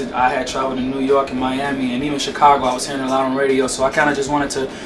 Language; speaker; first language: English; native; English